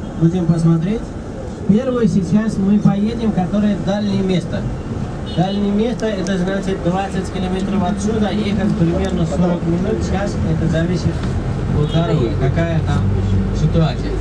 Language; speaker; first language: Russian; non-native, learner; Nepali